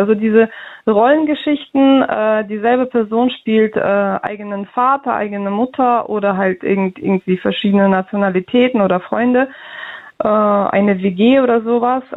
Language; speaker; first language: German; early bilingual, other home language; Russian